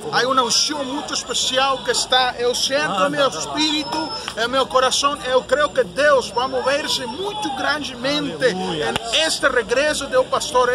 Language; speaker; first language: Portuguese; non-native, learner; Spanish